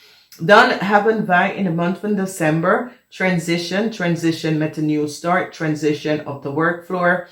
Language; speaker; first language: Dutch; non-native, fluent; English